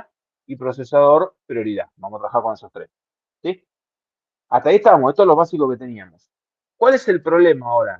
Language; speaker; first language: Spanish; native; Spanish